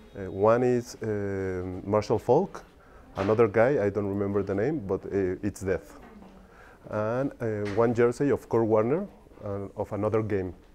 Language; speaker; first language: English; non-native, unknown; Spanish